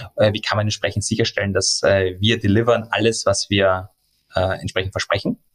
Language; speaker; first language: German; native; German